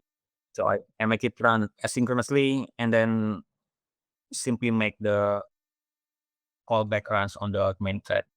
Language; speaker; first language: English; non-native, fluent; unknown